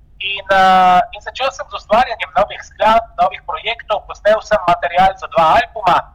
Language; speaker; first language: Slovenian; native; Slovenian